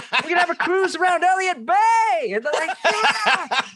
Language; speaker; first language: English; native; English